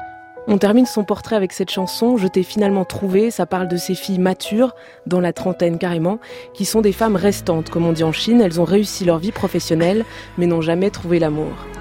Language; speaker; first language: French; native; French